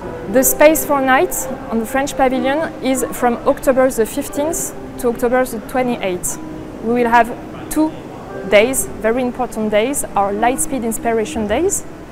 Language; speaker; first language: English; non-native, fluent; French